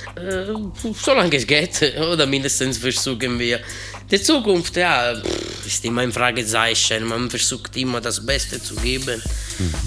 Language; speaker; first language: German; non-native, learner; Italian